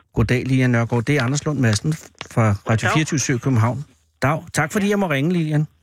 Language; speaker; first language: Danish; native; Danish